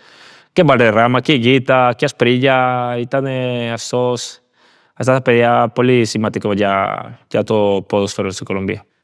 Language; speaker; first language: Greek; non-native, learner; Spanish